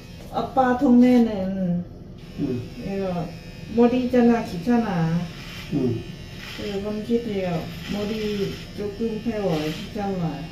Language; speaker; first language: Korean; non-native, learner; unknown